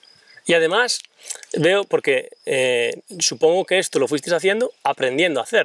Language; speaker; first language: Spanish; native; Spanish